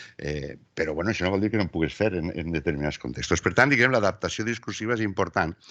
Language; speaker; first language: Catalan; native; Catalan